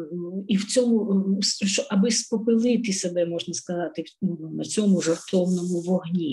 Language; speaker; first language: Ukrainian; native; Ukrainian